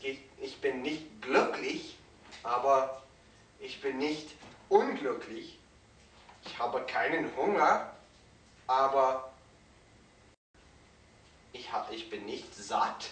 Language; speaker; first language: German; non-native, fluent; English